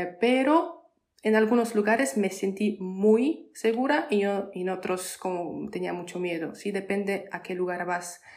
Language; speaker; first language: Spanish; non-native, fluent; Polish